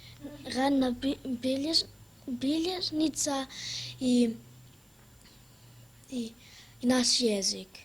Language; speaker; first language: Macedonian; early bilingual, heritage; Macedonian